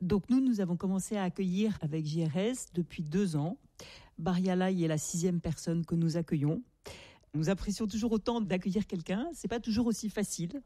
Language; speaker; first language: French; native; French